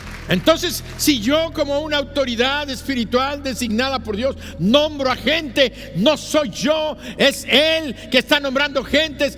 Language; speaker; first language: Spanish; native; Spanish